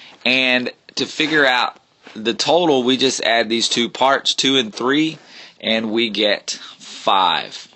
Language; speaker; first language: English; native; English